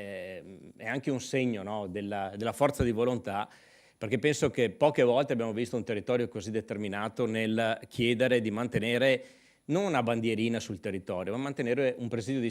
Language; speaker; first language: Italian; native; Italian